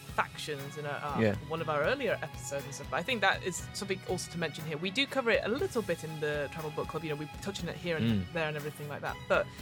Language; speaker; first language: English; native; English